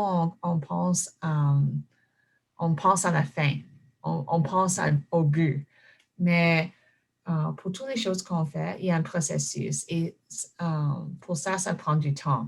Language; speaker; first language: French; non-native, fluent; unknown